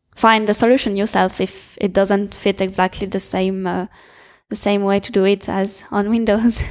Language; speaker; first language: English; non-native, fluent; French